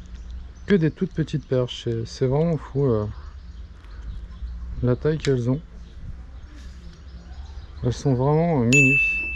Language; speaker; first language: French; native; French